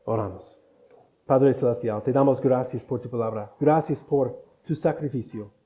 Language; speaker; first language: Spanish; non-native, fluent; English